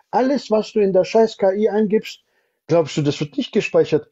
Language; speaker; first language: German; native; German